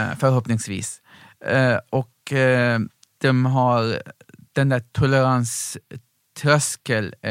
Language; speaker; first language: Swedish; non-native, fluent; Arabic